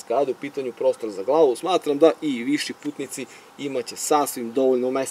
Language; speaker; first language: Serbian; native; Serbian